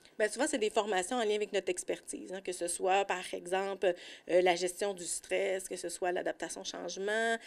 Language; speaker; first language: French; native; French